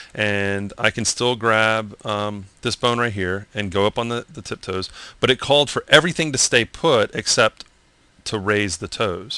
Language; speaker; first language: English; native; English